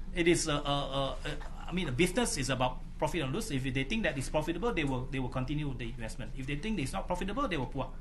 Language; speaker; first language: English; non-native, local second language; Malay